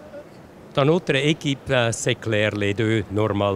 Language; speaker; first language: French; non-native, local second language; German